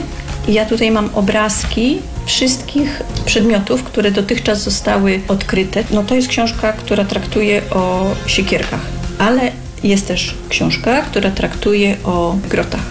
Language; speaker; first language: Polish; native; Polish